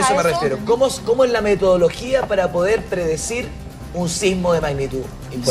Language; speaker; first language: Spanish; native; Spanish